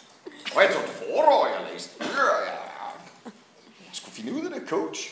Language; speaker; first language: Danish; non-native, fluent; English